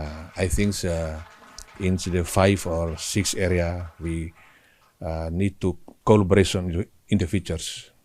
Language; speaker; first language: English; non-native, learner; Indonesian